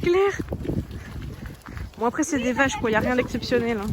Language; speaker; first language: French; native; French